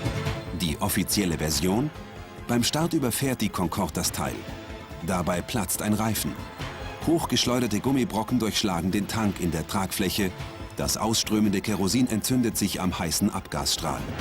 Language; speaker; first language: German; native; German